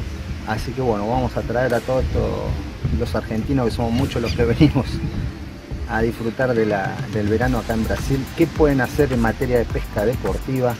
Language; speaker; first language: Spanish; native; Spanish